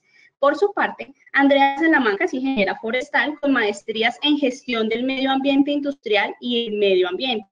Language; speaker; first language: Spanish; native; Spanish